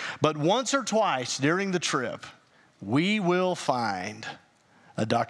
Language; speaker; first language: English; native; English